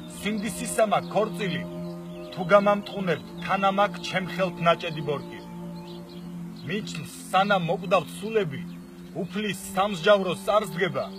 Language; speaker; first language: Georgian; native; Georgian